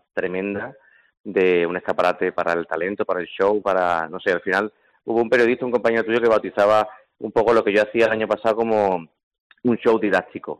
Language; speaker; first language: Spanish; native; Spanish